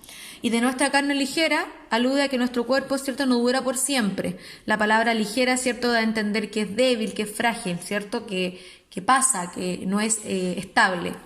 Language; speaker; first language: Spanish; native; Spanish